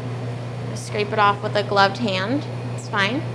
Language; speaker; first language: English; native; English